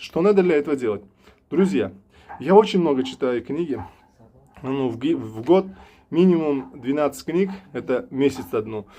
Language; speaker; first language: Russian; non-native, local second language; Uzbek